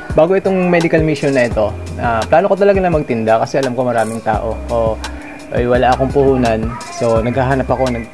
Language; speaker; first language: Filipino; non-native, local second language; Bikol